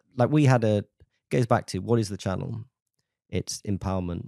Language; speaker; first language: English; native; English